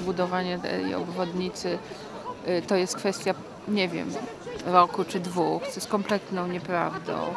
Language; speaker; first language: Polish; native; Polish